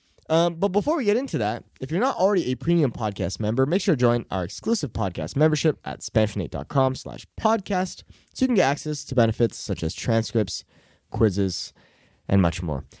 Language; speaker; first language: English; native; English